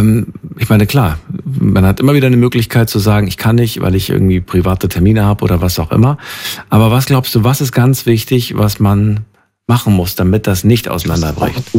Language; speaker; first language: German; native; German